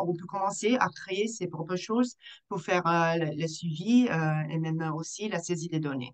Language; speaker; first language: French; non-native, fluent; Italian